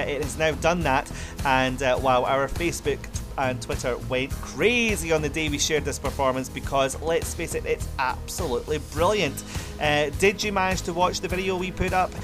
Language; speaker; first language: English; native; English